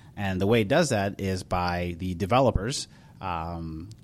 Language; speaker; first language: English; early bilingual, other home language; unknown